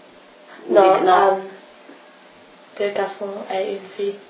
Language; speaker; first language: French; non-native, learner; English